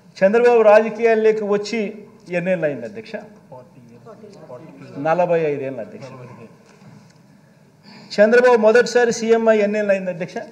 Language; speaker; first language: Telugu; native; Telugu